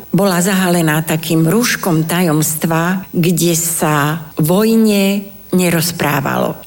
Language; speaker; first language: Slovak; non-native, local second language; Romany